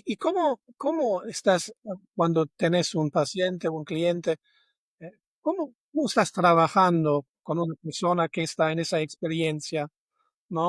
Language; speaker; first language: Spanish; non-native, fluent; German